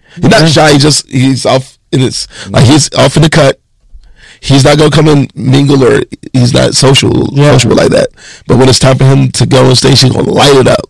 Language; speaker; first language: English; native; English